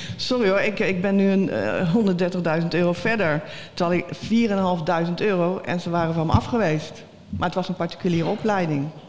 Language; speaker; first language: Dutch; native; Dutch